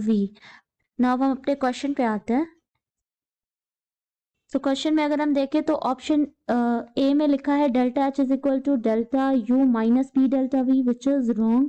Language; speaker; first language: Hindi; native; Hindi